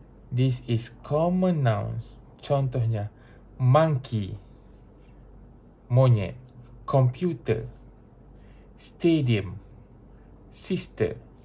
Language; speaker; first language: English; non-native, local second language; Malay